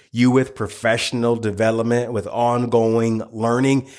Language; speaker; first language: English; native; English